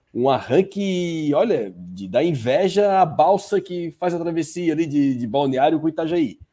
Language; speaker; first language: Portuguese; native; Portuguese